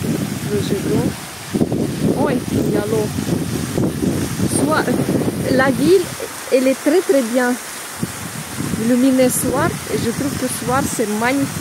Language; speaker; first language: French; non-native, fluent; Russian